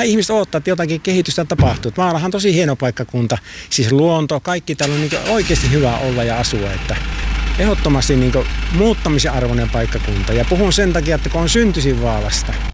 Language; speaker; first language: Finnish; native; Finnish